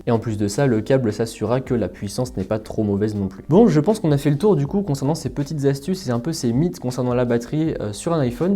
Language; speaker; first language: French; native; French